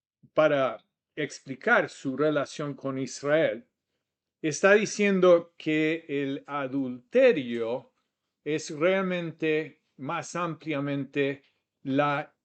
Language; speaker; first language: Spanish; non-native, fluent; English